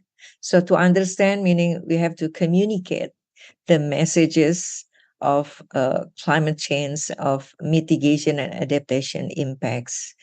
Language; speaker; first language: English; non-native, fluent; Indonesian